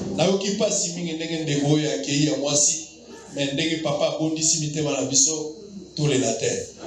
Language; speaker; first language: Lingala; native; Lingala